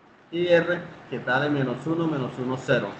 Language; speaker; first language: Spanish; native; Spanish